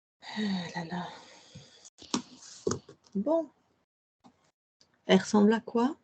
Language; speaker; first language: French; native; French